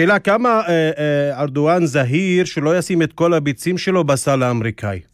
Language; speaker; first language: Hebrew; non-native, local second language; Arabic